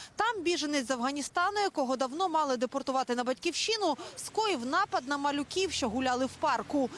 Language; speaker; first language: Ukrainian; native; Ukrainian